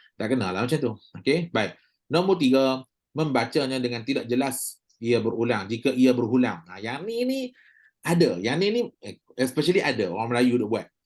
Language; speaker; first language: Malay; native; Malay